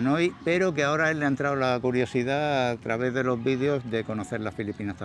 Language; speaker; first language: Spanish; native; Spanish